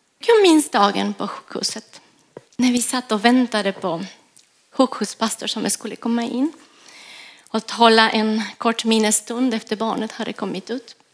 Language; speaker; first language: Swedish; non-native, fluent; Spanish